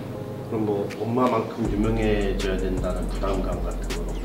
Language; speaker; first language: Korean; native; Korean